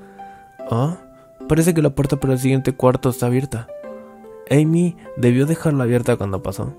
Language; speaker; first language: Spanish; native; Spanish